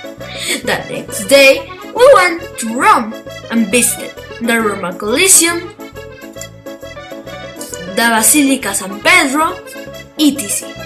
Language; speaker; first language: English; non-native, learner; Spanish